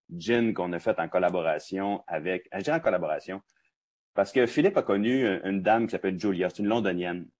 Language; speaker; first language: French; native; French